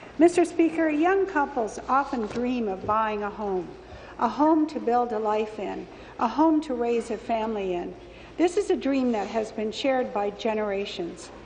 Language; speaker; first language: English; native; English